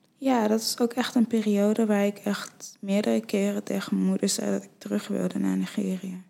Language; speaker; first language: Dutch; early bilingual, other home language; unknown